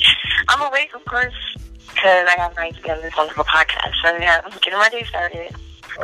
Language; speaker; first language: English; native; English